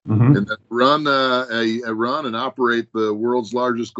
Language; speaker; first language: English; native; English